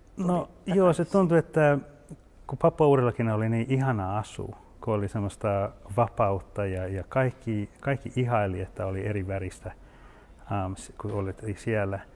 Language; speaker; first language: Finnish; early bilingual, heritage; Finnish